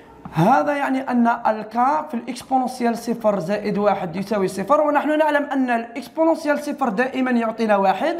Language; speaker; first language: Arabic; native; Arabic